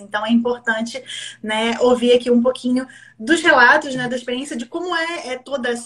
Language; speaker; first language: Portuguese; native; Portuguese